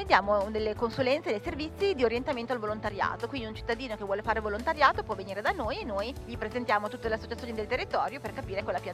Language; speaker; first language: Italian; native; Italian